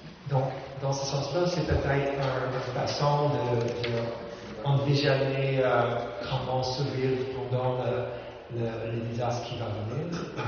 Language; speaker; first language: French; non-native, fluent; English